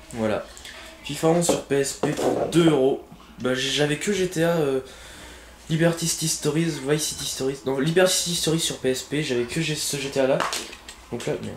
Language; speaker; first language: French; native; French